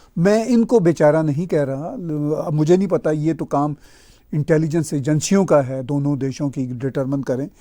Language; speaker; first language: Urdu; non-native, local second language; Punjabi